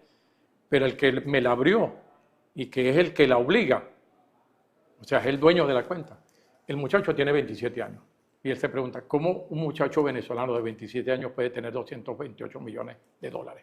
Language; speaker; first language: Spanish; native; Spanish